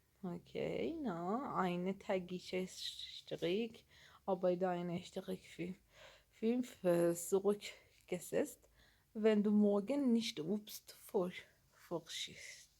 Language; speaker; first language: German; non-native, learner; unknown